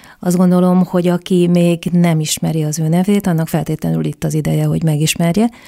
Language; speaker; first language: Hungarian; native; Hungarian